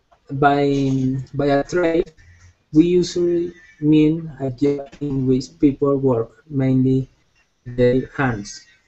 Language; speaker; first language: English; non-native, learner; Spanish